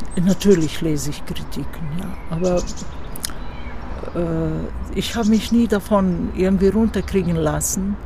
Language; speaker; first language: German; non-native, fluent; Croatian